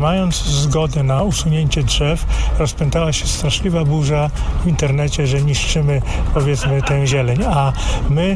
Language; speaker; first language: Polish; native; Polish